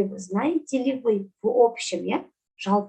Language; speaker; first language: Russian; non-native, local second language; Kazakh